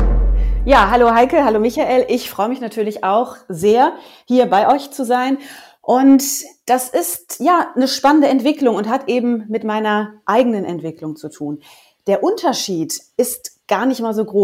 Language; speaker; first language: German; native; German